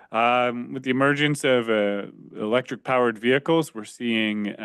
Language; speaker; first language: English; native; English